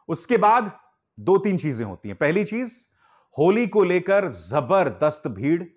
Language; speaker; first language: Hindi; native; Hindi